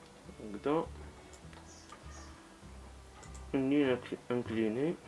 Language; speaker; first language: Arabic; native; Arabic